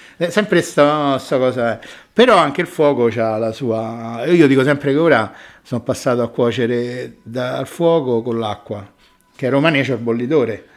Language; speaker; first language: Italian; native; Italian